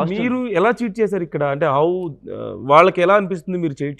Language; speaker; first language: Telugu; native; Telugu